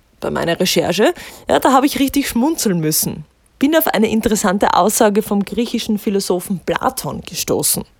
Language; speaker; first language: German; native; German